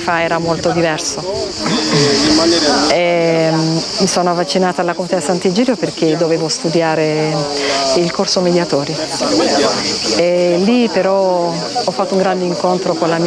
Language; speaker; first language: Italian; non-native, fluent; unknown